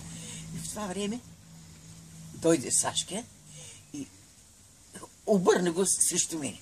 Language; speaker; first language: Bulgarian; native; Bulgarian